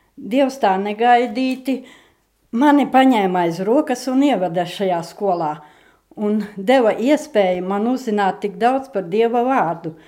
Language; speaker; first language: Latvian; native; Latvian